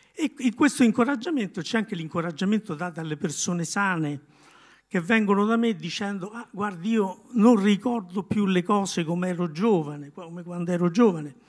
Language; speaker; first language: Italian; native; Italian